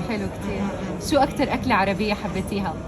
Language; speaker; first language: Arabic; native; Arabic